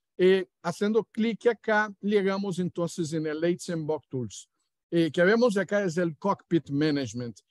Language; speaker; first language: Spanish; non-native, fluent; Portuguese